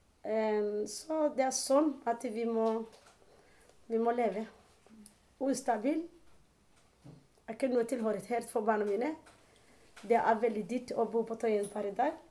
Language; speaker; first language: Norwegian; non-native, learner; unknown